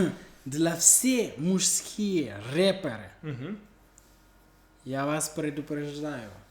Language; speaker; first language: Russian; non-native, fluent; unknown